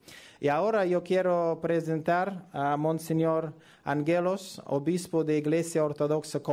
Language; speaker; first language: Spanish; non-native, learner; Russian